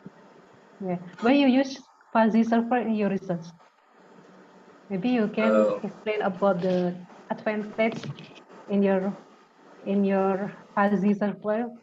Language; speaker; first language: English; non-native, learner; Indonesian